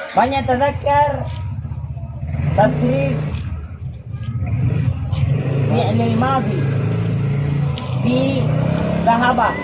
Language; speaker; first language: Arabic; non-native, fluent; Indonesian